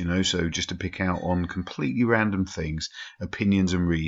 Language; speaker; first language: English; native; English